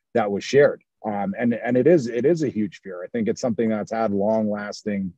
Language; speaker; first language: English; native; English